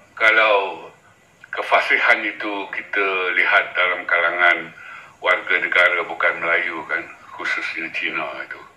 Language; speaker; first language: Malay; native; Malay